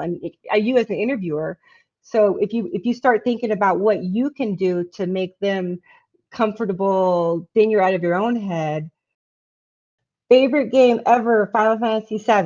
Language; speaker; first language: English; native; English